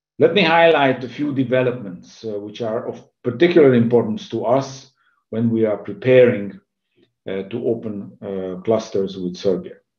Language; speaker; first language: English; non-native, fluent; Hungarian